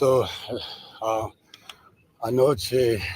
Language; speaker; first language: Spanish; non-native, learner; English